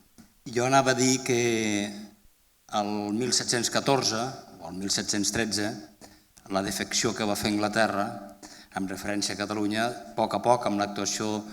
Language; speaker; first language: Catalan; native; Catalan